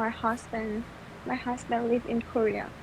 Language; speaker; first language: English; non-native, learner; Thai